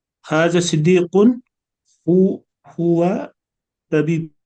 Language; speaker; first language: Arabic; non-native, learner; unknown